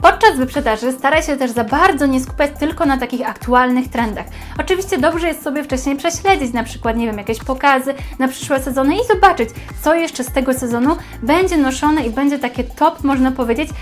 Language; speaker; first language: Polish; native; Polish